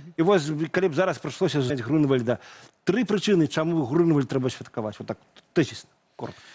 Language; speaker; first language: Belarusian; native; Belarusian